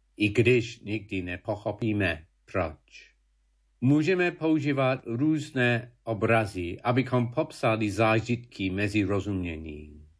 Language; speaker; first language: Czech; non-native, fluent; English